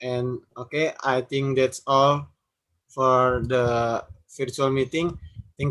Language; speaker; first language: English; non-native, learner; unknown